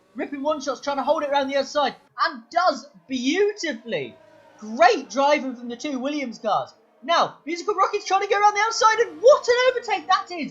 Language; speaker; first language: English; native; English